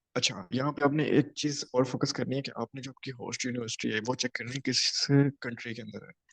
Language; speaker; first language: Urdu; non-native, local second language; Punjabi